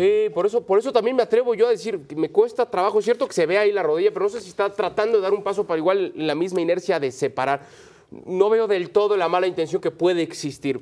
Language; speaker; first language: Spanish; native; Spanish